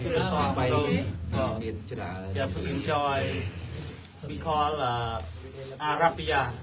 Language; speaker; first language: English; non-native, learner; Khmer